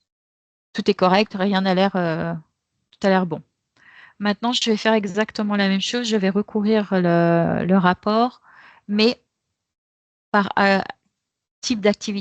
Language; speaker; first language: French; native; French